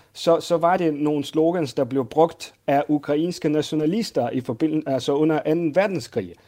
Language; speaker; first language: Danish; non-native, fluent; Russian